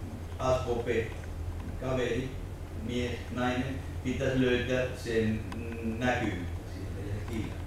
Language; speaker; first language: Finnish; non-native, fluent; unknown